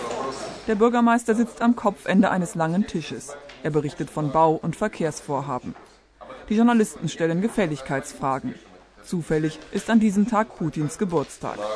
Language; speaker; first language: German; native; German